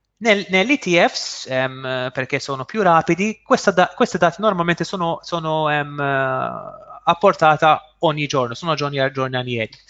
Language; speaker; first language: Italian; non-native, fluent; Maltese